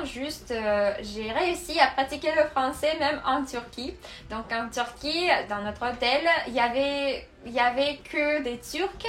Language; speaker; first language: French; non-native, fluent; Russian